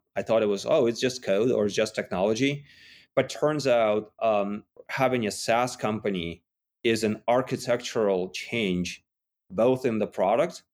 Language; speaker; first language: English; non-native, fluent; Russian